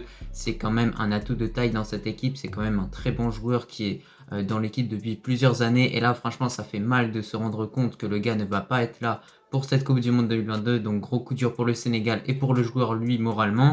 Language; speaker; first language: French; native; French